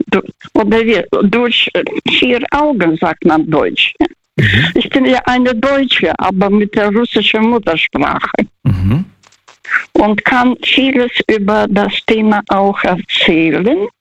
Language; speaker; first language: German; non-native, learner; Russian